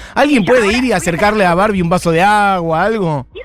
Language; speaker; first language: Spanish; native; Spanish